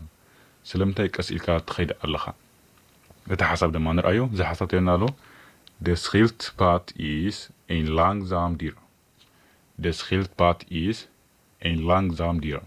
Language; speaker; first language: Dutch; non-native, fluent; Tigrinya